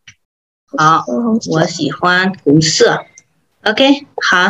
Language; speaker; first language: Chinese; non-native, fluent; Vietnamese